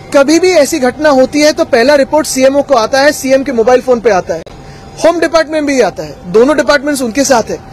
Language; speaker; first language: Hindi; non-native, local second language; Marathi